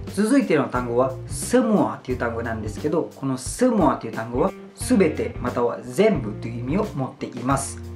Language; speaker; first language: Japanese; non-native, fluent; Malay